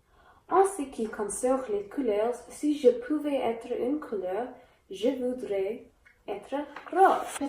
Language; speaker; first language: French; non-native, learner; English